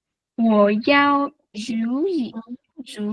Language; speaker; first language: Chinese; non-native, learner; Vietnamese